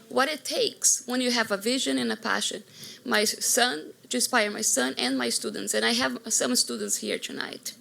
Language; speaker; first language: English; non-native, fluent; Portuguese